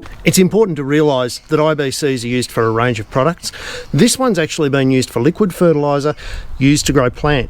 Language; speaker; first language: English; native; English